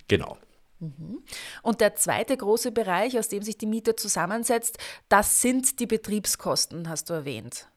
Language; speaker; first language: German; native; German